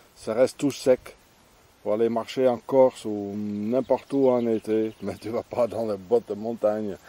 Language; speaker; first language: French; non-native, fluent; Dutch